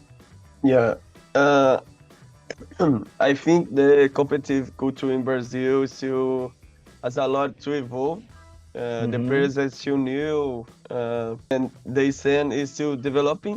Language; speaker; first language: English; non-native, learner; Portuguese